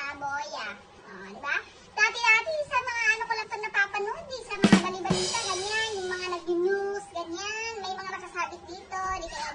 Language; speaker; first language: Filipino; non-native, local second language; Iloko